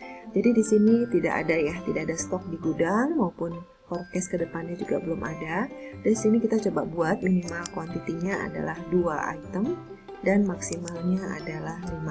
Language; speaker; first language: Indonesian; native; Indonesian